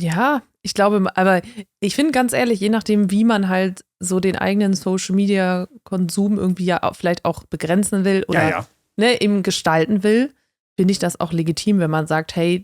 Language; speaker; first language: German; native; German